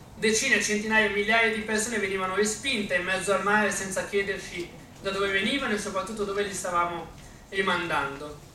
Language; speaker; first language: Italian; early bilingual, other home language; Arabic